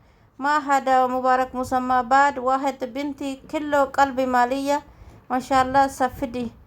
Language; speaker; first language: Arabic; non-native, learner; Oromo